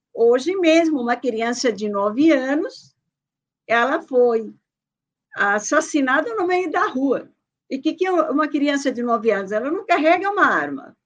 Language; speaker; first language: Portuguese; early bilingual, other home language; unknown